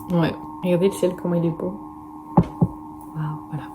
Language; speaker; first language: French; native; French